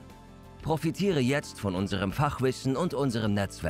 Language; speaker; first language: German; native; German